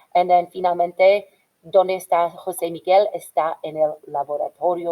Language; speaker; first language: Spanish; non-native, fluent; English